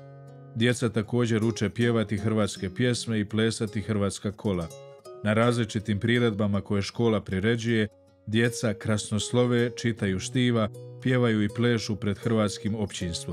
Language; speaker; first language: Croatian; native; Croatian